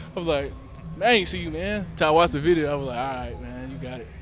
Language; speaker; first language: English; native; English